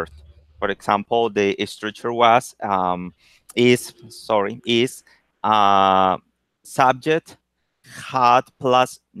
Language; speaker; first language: English; non-native, learner; Spanish